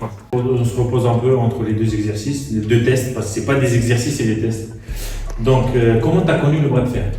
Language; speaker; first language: French; native; French